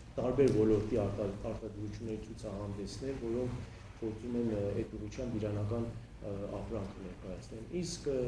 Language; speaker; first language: Armenian; early bilingual, heritage; Armenian